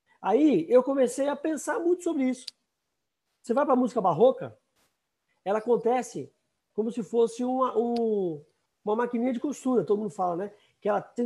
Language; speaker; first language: Portuguese; native; Portuguese